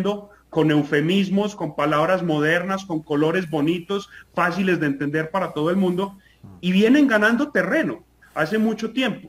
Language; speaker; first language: Spanish; native; Spanish